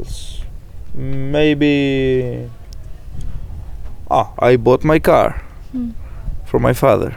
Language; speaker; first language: English; non-native, fluent; Greek